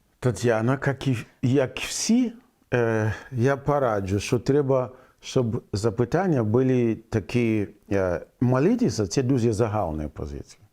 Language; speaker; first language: Ukrainian; non-native, fluent; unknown